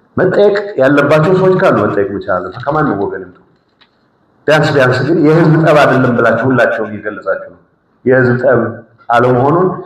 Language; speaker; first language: Amharic; non-native, local second language; Tigrinya